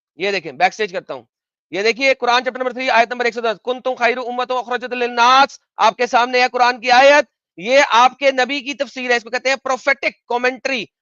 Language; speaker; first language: Urdu; non-native, local second language; Punjabi